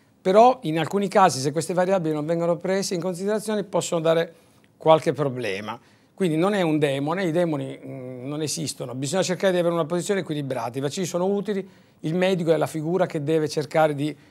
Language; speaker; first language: Italian; native; Italian